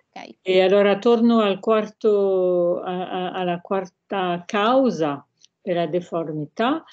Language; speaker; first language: Italian; non-native, fluent; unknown